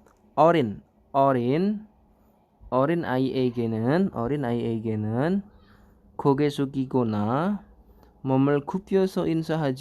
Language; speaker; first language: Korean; non-native, fluent; Indonesian